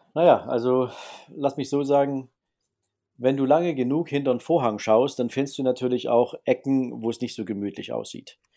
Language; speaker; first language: German; native; German